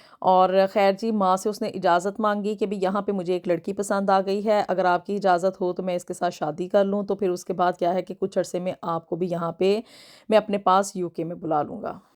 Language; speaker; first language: Urdu; native; Urdu